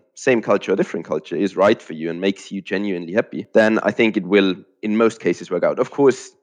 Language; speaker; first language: English; non-native, fluent; German